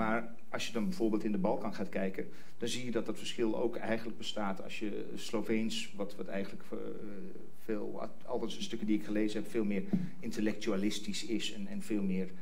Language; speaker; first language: Dutch; non-native, fluent; English